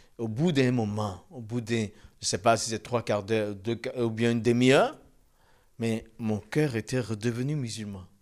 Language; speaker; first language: French; non-native, local second language; Dyula